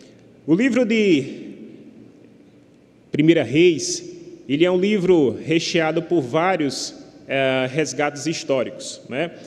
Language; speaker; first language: Portuguese; native; Portuguese